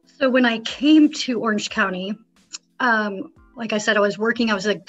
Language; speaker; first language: English; native; English